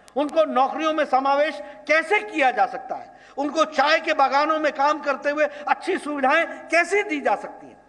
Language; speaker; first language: Hindi; native; Hindi